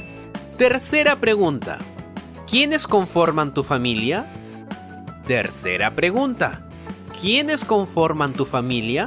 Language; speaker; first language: Spanish; native; Spanish